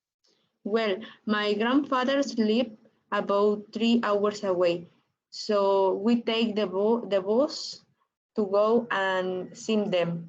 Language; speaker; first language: English; non-native, learner; Spanish